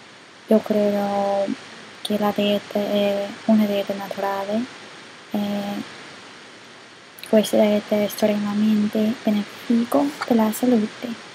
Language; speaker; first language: Italian; non-native, learner; English